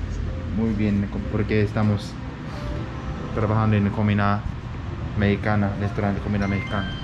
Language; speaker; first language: Spanish; non-native, learner; Japanese